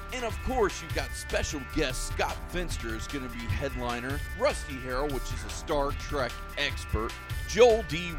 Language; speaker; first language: English; native; English